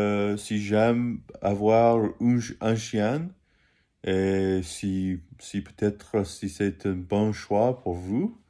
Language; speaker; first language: French; non-native, learner; English